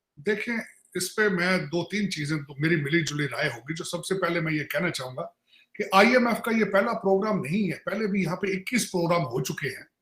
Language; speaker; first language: Urdu; native; Urdu